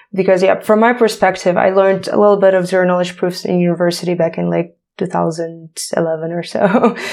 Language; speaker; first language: English; non-native, fluent; Ukrainian